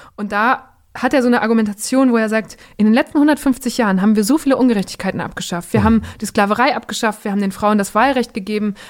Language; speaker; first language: German; native; German